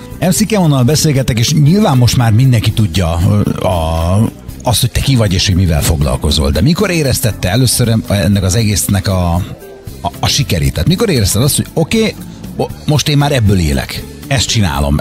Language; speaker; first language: Hungarian; native; Hungarian